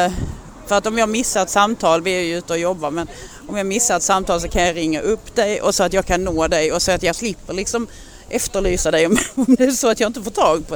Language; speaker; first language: Swedish; native; Swedish